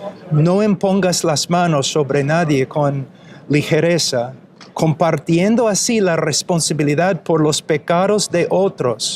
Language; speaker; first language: Spanish; non-native, fluent; English